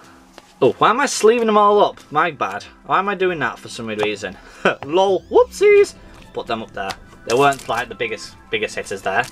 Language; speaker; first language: English; native; English